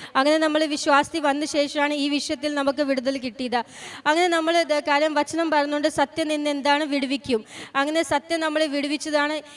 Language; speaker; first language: Malayalam; non-native, fluent; Punjabi